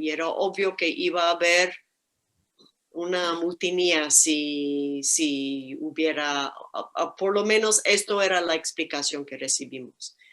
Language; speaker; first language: Spanish; non-native, fluent; English